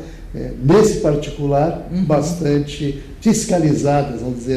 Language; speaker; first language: Portuguese; native; Portuguese